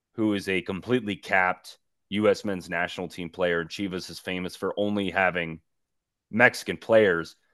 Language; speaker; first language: English; native; English